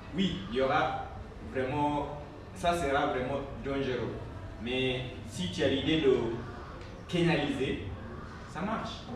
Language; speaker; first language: French; non-native, learner; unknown